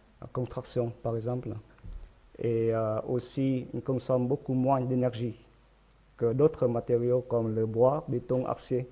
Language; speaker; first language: French; non-native, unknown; Vietnamese